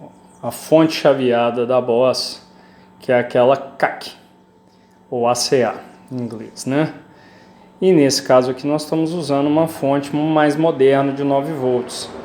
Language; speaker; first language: Portuguese; native; Portuguese